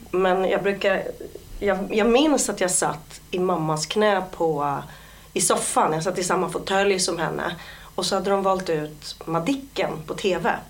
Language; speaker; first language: Swedish; early bilingual, other home language; Polish